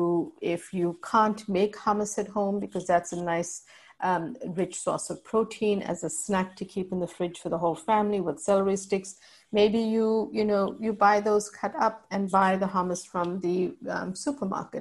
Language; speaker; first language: English; native; English